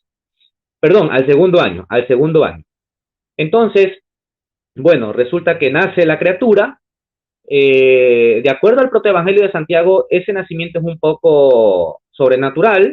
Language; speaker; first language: Spanish; native; Spanish